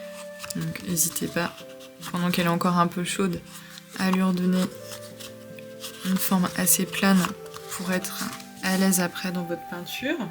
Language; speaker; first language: French; native; French